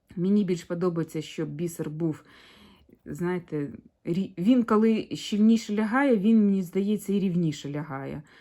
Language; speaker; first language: Ukrainian; non-native, local second language; Russian